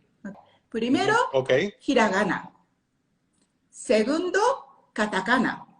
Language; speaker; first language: Spanish; non-native, learner; Japanese